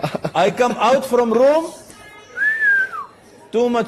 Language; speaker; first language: English; non-native, learner; Arabic